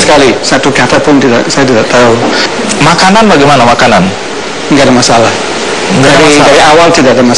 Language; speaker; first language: Indonesian; non-native, fluent; English